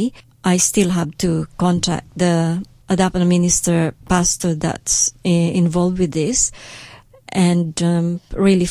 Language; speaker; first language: English; non-native, local second language; Hiligaynon